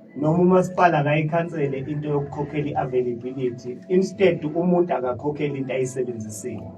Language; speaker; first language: Zulu; native; Zulu